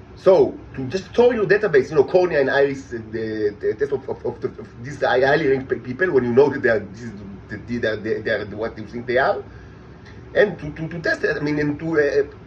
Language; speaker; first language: English; non-native, fluent; Hebrew